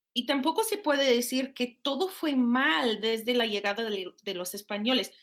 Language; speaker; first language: Spanish; non-native, fluent; English